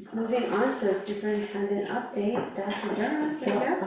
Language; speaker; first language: English; native; English